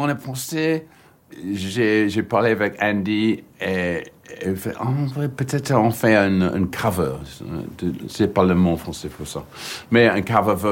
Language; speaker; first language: French; non-native, fluent; English